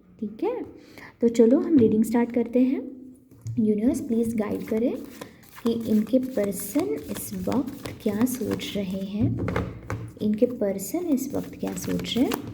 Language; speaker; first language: Hindi; non-native, local second language; Marathi